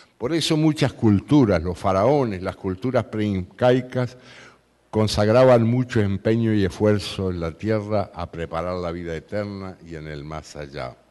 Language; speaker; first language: Spanish; native; Spanish